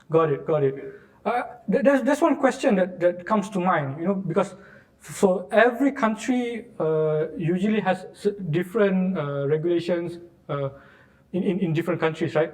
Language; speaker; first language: English; non-native, local second language; Malay